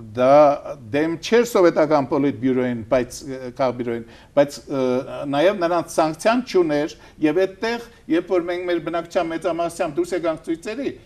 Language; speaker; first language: Armenian; native; Armenian